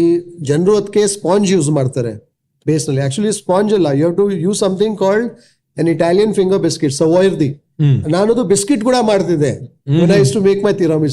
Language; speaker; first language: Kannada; non-native, local second language; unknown